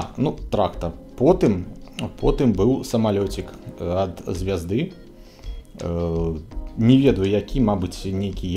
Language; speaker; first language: Belarusian; non-native, local second language; Russian